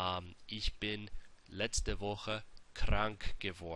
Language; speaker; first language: German; non-native, fluent; English